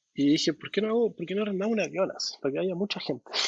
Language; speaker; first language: Spanish; native; Spanish